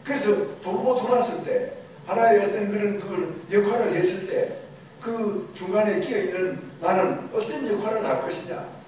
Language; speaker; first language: Korean; native; Korean